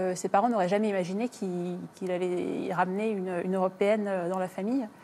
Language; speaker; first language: French; native; French